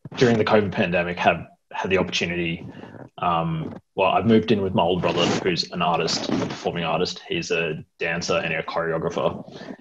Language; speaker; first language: English; native; English